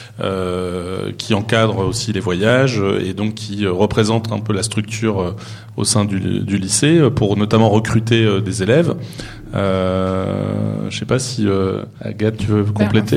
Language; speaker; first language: French; native; French